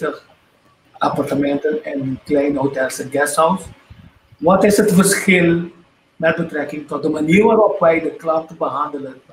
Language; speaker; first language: Dutch; non-native, local second language; Papiamento